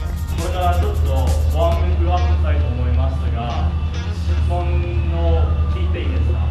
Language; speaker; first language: Japanese; non-native, learner; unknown